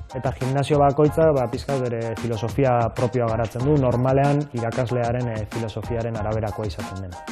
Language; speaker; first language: Basque; non-native, local second language; Spanish